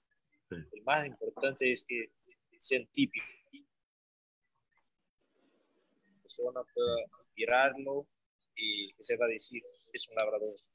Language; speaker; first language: Spanish; non-native, learner; Portuguese